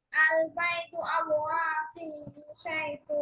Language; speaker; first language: Arabic; non-native, learner; Bangla